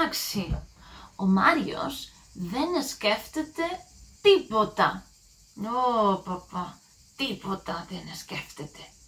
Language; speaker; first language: Greek; non-native, learner; English